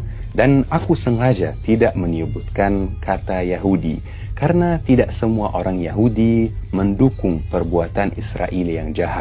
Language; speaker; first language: Indonesian; non-native, fluent; Arabic